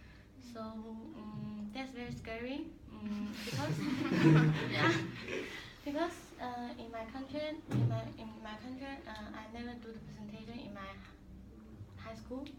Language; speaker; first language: English; non-native, learner; Malay